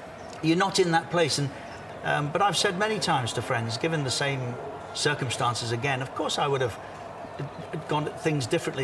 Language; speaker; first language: English; native; English